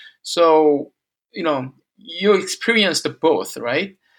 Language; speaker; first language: English; non-native, fluent; Korean